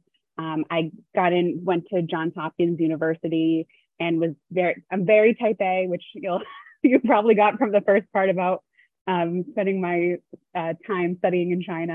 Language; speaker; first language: English; native; English